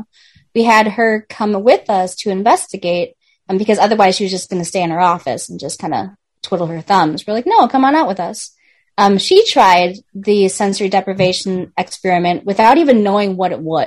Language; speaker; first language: English; native; English